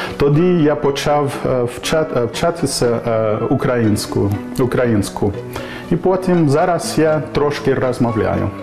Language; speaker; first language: Ukrainian; non-native, learner; English